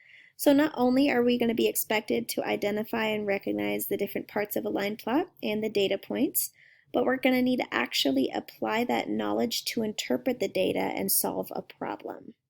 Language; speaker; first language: English; native; English